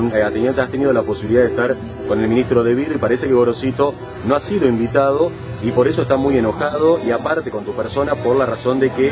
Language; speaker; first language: Spanish; native; Spanish